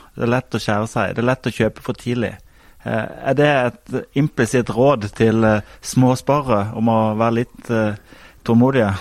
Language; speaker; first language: Norwegian; native; Norwegian